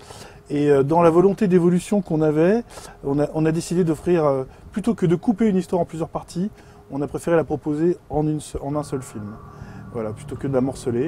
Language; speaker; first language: French; native; French